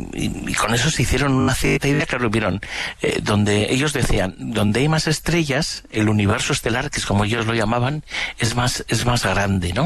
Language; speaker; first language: Spanish; native; Spanish